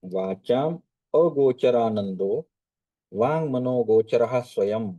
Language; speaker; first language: Hindi; non-native, local second language; Marathi